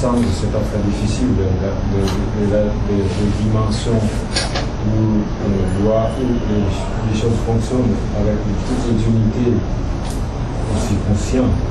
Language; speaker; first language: French; non-native, fluent; Japanese